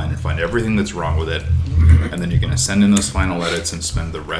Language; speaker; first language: English; native; English